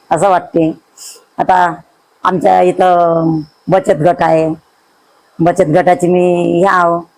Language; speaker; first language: Marathi; native; Marathi